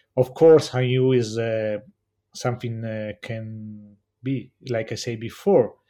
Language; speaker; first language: English; non-native, learner; Italian